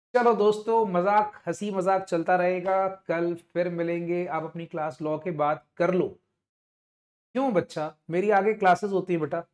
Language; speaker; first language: Hindi; non-native, local second language; Punjabi